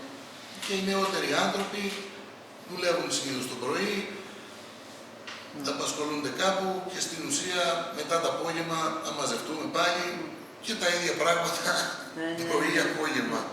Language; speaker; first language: Greek; native; Greek